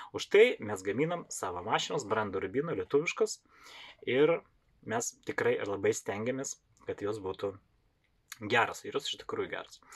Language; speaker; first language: Lithuanian; non-native, local second language; Russian